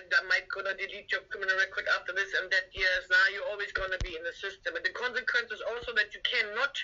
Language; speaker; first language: English; non-native, fluent; German